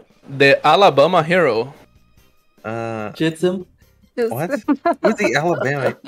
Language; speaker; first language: English; native; English